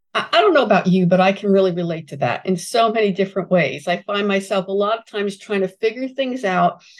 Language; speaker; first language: English; native; English